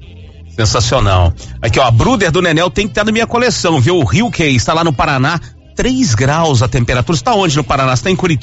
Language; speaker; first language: Portuguese; native; Portuguese